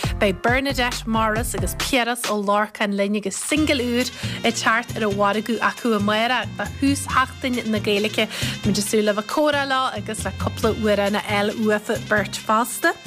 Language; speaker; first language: Irish; native; Irish